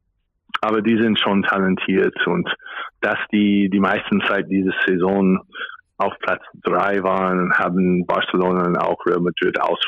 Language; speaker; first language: German; non-native, fluent; English